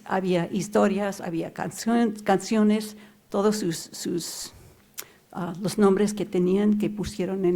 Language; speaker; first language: Spanish; non-native, local second language; English